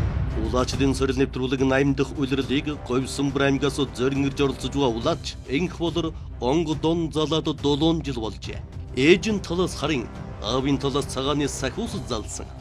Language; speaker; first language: Mongolian; native; Mongolian